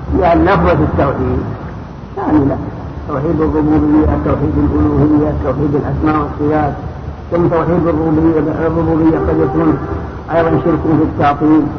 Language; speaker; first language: Arabic; native; Arabic